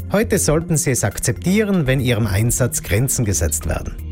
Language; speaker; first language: German; native; German